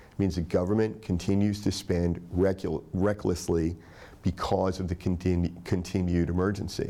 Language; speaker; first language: English; native; English